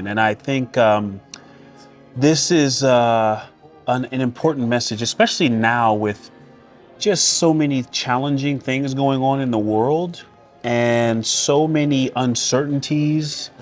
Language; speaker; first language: English; native; English